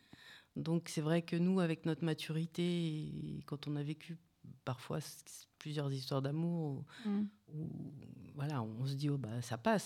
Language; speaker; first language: French; native; French